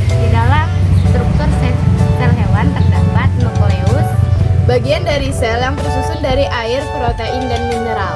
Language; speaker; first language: Indonesian; native; Indonesian